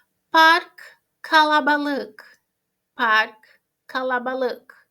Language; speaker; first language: Turkish; non-native, fluent; Portuguese